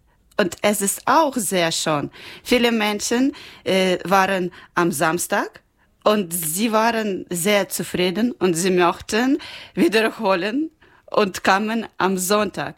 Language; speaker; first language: German; non-native, learner; Ukrainian